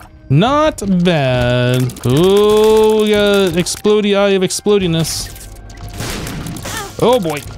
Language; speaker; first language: English; native; English